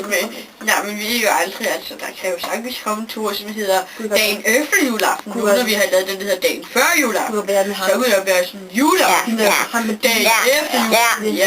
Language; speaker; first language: Danish; native; Danish